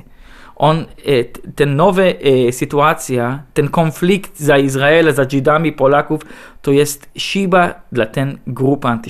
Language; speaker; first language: Polish; non-native, learner; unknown